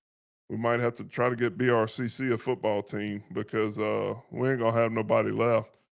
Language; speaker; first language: English; native; English